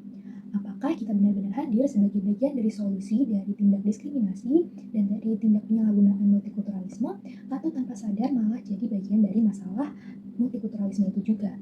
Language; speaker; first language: Indonesian; native; Indonesian